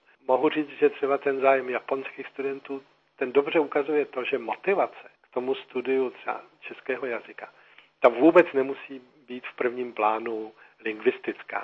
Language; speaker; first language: Czech; native; Czech